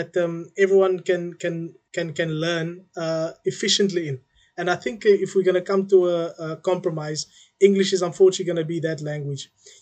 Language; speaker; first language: English; non-native, local second language; Afrikaans